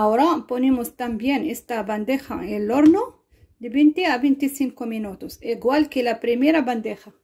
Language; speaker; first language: Spanish; non-native, fluent; Arabic